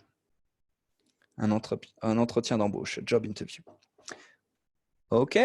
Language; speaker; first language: French; native; French